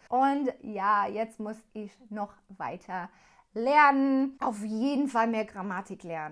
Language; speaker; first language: German; non-native, learner; English